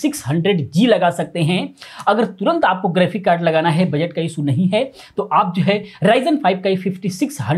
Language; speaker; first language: Hindi; native; Hindi